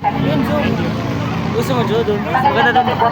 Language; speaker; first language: Filipino; non-native, local second language; Cebuano